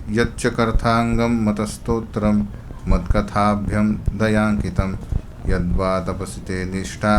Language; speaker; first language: Hindi; non-native, local second language; Marathi